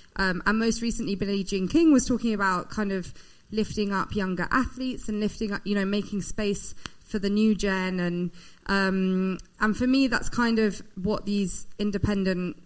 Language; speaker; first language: English; native; English